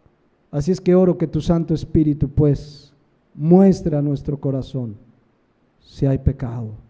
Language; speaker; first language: Spanish; native; Spanish